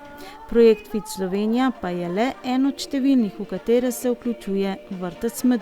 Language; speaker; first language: Slovenian; native; Slovenian